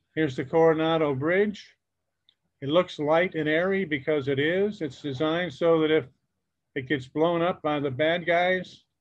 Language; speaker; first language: English; native; English